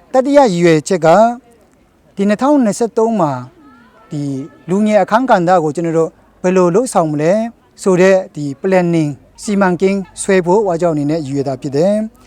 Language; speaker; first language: Burmese; non-native, local second language; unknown